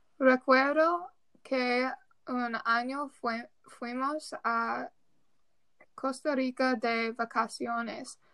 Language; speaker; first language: Spanish; non-native, learner; English